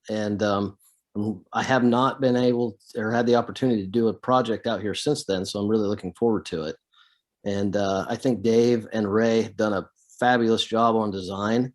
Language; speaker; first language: English; native; English